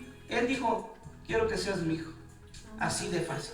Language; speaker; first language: Spanish; native; Spanish